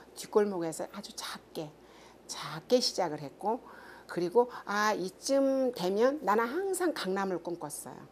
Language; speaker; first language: Korean; native; Korean